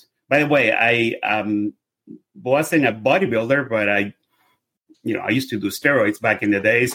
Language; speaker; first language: English; non-native, fluent; Spanish